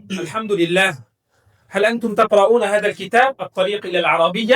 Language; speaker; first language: Arabic; non-native, fluent; Bangla